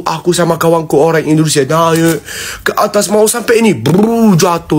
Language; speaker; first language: Indonesian; non-native, fluent; Arabic